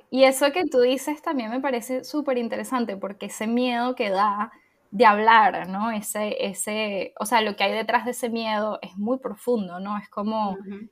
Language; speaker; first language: Spanish; native; Spanish